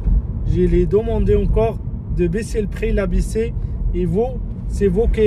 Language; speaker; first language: French; non-native, fluent; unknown